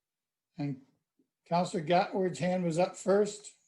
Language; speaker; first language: English; native; English